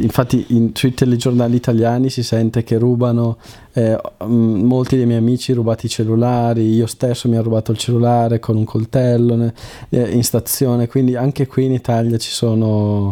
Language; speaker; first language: Italian; native; Italian